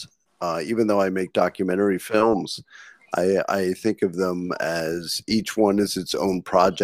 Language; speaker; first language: English; native; English